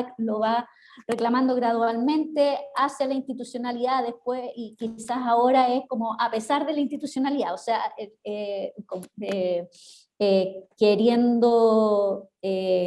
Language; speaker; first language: Spanish; native; Spanish